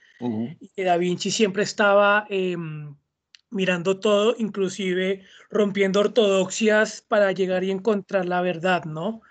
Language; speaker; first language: Spanish; native; Spanish